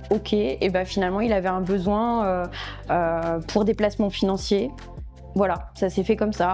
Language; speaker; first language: French; native; French